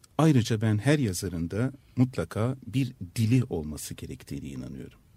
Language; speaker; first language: Turkish; native; Turkish